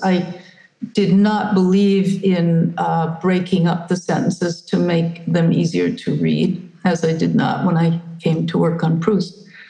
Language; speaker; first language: English; native; English